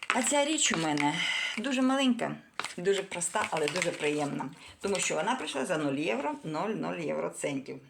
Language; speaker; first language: Ukrainian; non-native, local second language; Russian